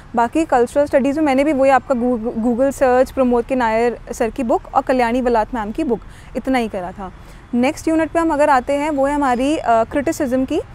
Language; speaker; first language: Hindi; native; Hindi